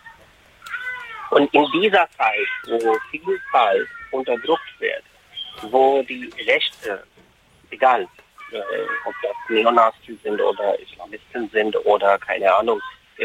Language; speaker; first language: German; non-native, fluent; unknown